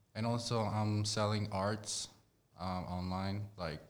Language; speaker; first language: English; non-native, fluent; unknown